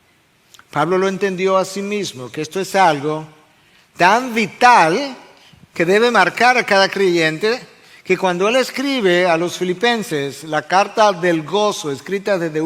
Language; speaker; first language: Spanish; native; Spanish